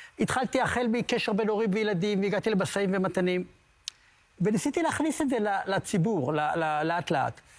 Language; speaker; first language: Hebrew; native; Hebrew